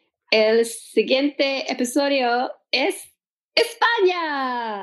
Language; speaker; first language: Spanish; non-native, learner; English